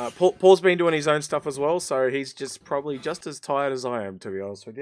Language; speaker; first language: English; native; English